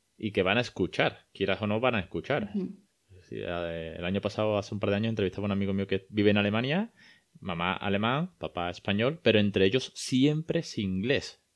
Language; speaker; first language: Spanish; native; Spanish